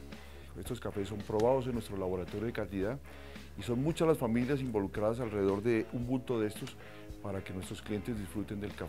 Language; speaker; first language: Spanish; native; Spanish